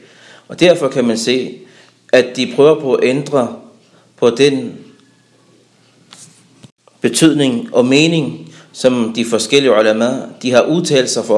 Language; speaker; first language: Danish; early bilingual, other home language; Arabic